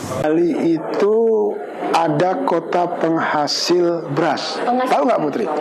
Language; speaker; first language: Indonesian; non-native, local second language; Balinese